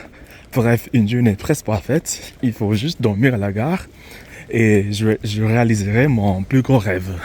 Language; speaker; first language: French; non-native, fluent; English